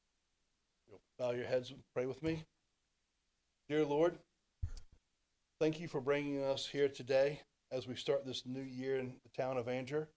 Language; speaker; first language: English; native; English